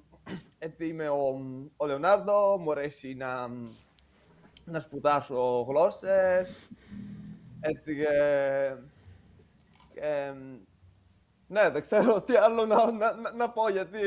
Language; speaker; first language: Greek; non-native, learner; Italian